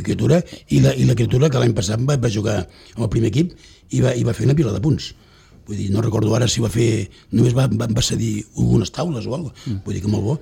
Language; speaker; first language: Catalan; native; Catalan